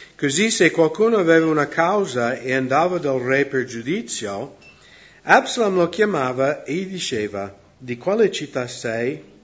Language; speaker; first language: Italian; non-native, fluent; English